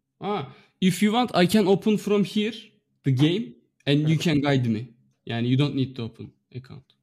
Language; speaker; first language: English; non-native, fluent; Turkish